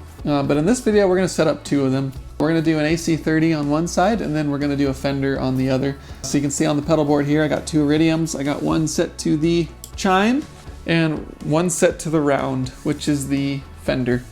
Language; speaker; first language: English; native; English